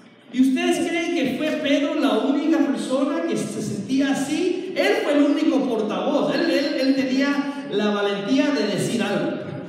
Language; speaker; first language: Spanish; early bilingual, heritage; Spanish